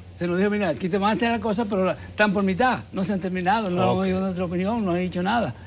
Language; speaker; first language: Spanish; native; Spanish